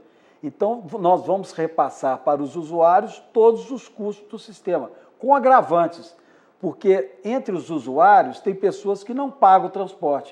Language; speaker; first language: Portuguese; native; Portuguese